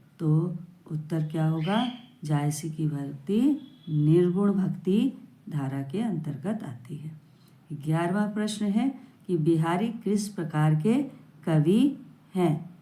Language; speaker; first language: Hindi; native; Hindi